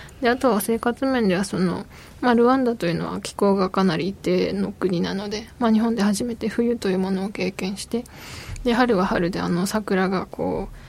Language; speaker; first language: Japanese; native; Japanese